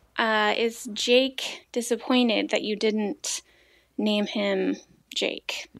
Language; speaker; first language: English; native; English